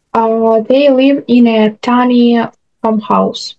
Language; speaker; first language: English; non-native, learner; Russian